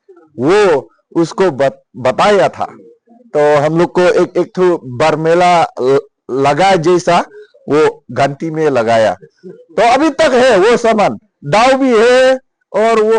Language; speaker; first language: Hindi; non-native, local second language; Khasi